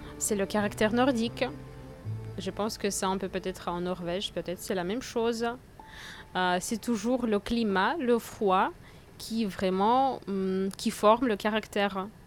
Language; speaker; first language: French; non-native, fluent; Russian